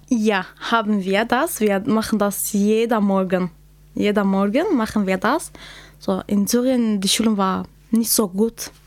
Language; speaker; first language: German; non-native, learner; Kurdish